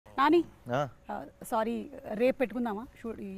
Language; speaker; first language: Telugu; native; Telugu